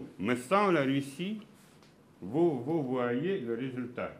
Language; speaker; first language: French; non-native, fluent; Russian